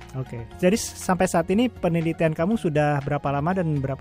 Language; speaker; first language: Indonesian; native; Indonesian